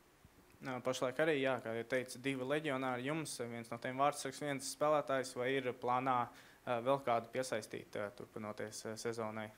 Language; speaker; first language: Latvian; native; Latvian